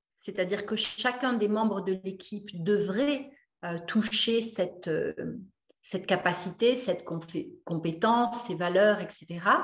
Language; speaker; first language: French; native; French